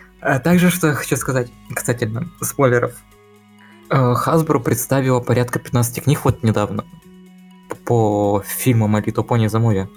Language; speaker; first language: Russian; native; Russian